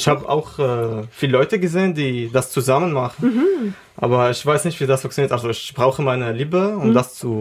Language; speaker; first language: German; non-native, learner; Arabic